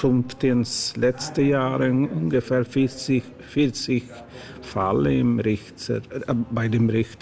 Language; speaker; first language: German; non-native, learner; Swedish